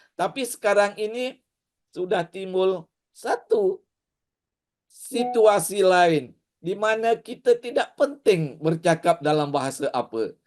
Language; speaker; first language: Malay; native; Malay